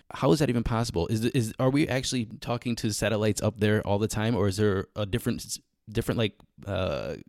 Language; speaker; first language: English; native; English